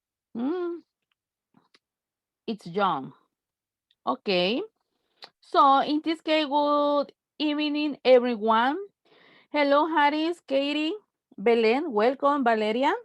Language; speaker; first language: English; non-native, fluent; Spanish